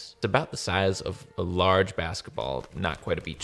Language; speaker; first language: English; native; English